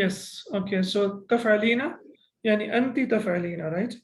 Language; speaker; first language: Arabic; non-native, fluent; Urdu